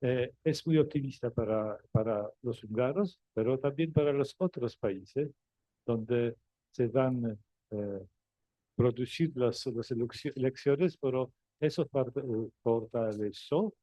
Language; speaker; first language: Spanish; non-native, fluent; Polish